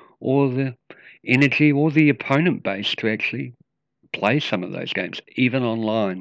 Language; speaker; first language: English; native; English